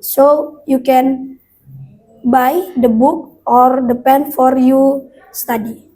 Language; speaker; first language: English; non-native, learner; Indonesian